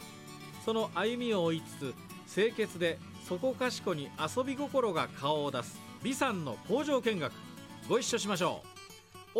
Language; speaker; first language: Japanese; native; Japanese